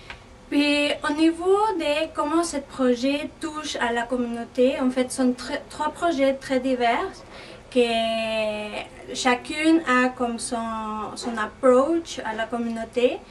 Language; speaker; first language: French; non-native, fluent; Spanish